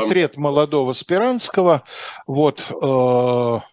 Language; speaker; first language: Russian; native; Russian